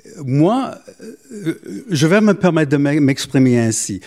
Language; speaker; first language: French; non-native, local second language; English